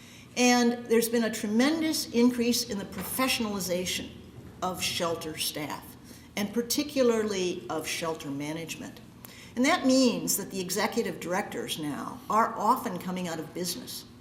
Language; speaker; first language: English; native; English